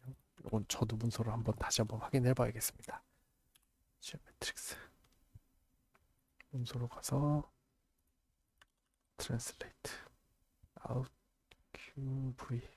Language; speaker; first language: Korean; native; Korean